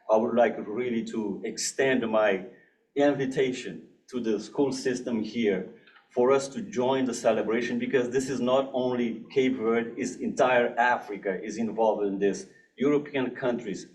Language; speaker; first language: English; non-native, fluent; Portuguese